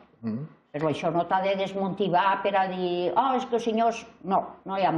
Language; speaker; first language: Catalan; native; Catalan